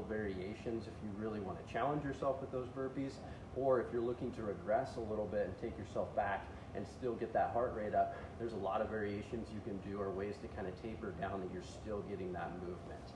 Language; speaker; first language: English; native; English